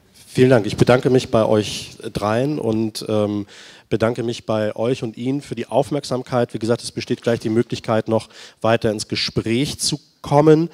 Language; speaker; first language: German; native; German